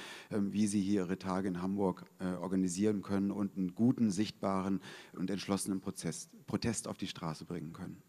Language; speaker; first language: German; native; German